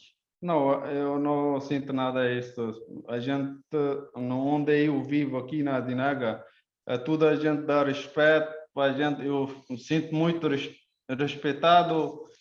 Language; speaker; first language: Portuguese; non-native, learner; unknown